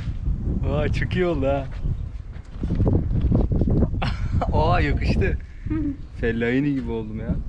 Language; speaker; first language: Turkish; native; Turkish